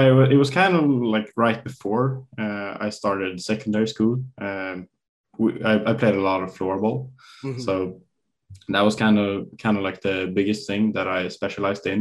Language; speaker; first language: English; non-native, fluent; Swedish